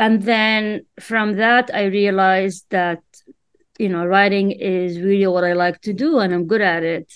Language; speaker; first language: English; non-native, fluent; Arabic